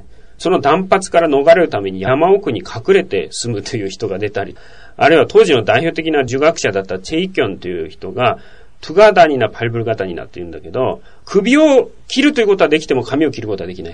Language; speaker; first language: Japanese; native; Japanese